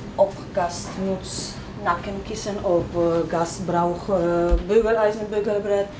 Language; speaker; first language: German; non-native, fluent; Polish